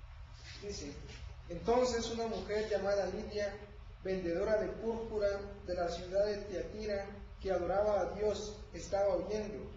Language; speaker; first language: Spanish; native; Spanish